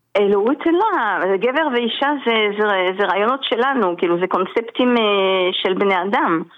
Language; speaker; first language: Hebrew; non-native, fluent; French